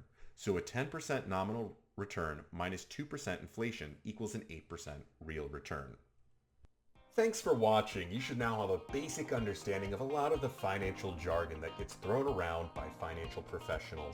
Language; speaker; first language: English; native; English